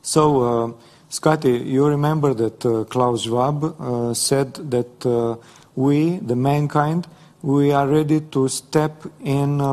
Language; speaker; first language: English; non-native, fluent; Romanian